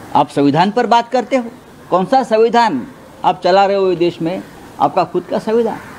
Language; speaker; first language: Hindi; non-native, local second language; Marathi